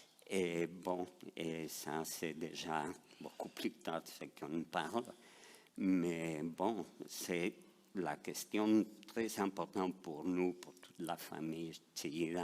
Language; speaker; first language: French; non-native, fluent; Spanish